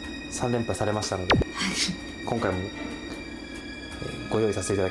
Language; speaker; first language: Japanese; native; Japanese